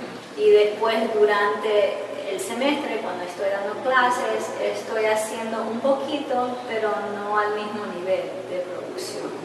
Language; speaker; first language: Spanish; early bilingual, heritage; English